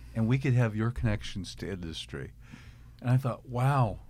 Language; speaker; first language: English; native; English